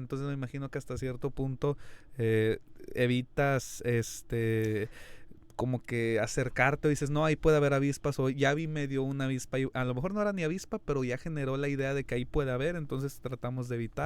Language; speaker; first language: Spanish; native; Spanish